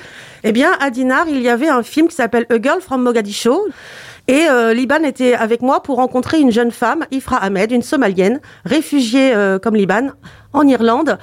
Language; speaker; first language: French; native; French